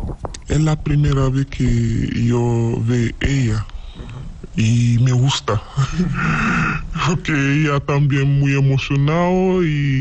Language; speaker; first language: Spanish; non-native, learner; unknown